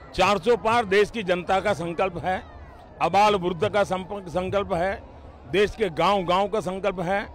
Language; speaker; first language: Hindi; non-native, local second language; Gujarati